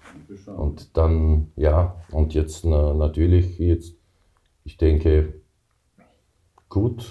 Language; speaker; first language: German; non-native, learner; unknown